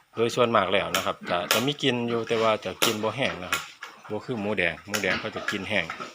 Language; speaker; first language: Thai; native; Thai